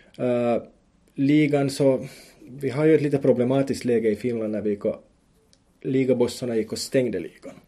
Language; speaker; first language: Swedish; native; Swedish